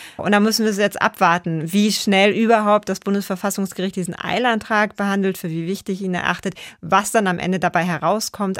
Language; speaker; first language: German; native; German